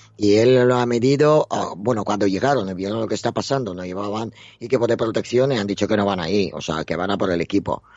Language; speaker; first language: Spanish; non-native, fluent; Russian